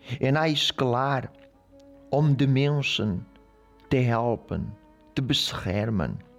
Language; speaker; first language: Dutch; non-native, learner; Portuguese